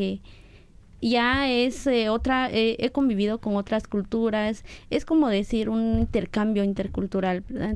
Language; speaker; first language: Spanish; non-native, local second language; Kaqchikel